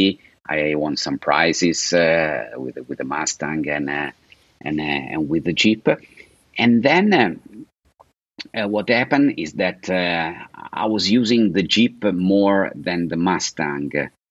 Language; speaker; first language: English; non-native, fluent; Italian